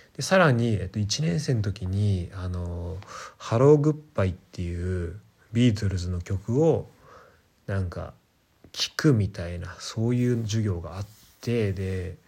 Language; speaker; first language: Japanese; native; Japanese